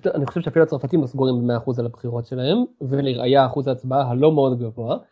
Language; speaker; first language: Hebrew; native; Hebrew